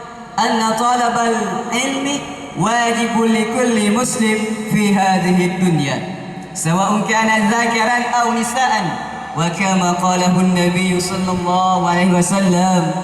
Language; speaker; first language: Arabic; non-native, learner; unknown